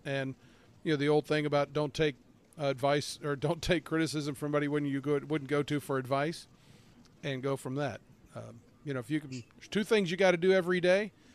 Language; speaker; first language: English; native; English